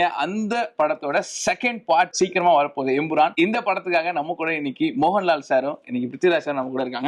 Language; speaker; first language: Tamil; native; Tamil